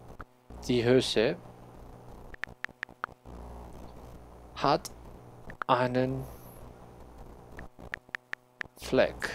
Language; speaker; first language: German; non-native, learner; Spanish